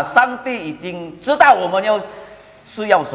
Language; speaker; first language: Chinese; early bilingual, heritage; Chinese